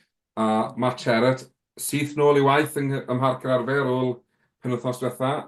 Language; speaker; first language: Welsh; native; Welsh